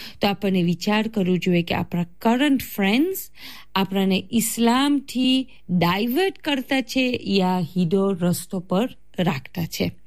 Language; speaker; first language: Gujarati; early bilingual, heritage; Gujarati